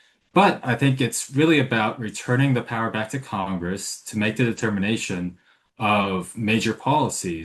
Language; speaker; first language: English; native; English